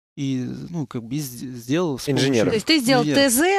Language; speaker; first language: Russian; native; Russian